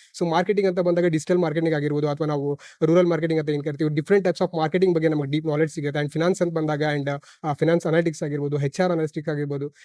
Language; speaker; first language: Kannada; native; Kannada